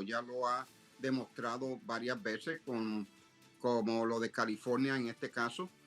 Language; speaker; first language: Spanish; native; Spanish